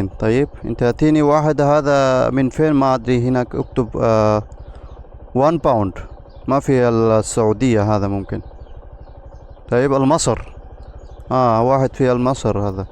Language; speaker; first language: Arabic; non-native, learner; Bangla